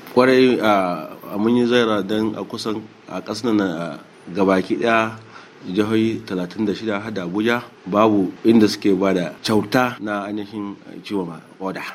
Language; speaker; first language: Hausa; native; Hausa